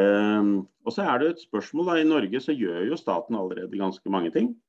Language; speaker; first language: Norwegian; native; Norwegian